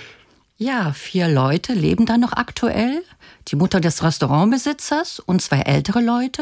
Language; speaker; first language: German; native; German